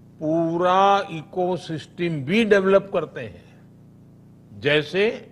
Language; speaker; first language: Hindi; non-native, local second language; Gujarati